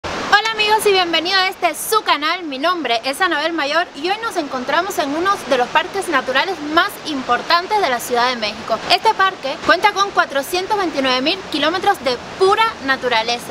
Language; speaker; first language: Spanish; native; Spanish